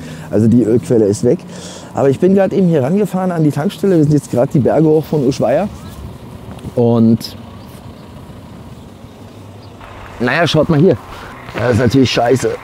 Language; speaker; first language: German; native; German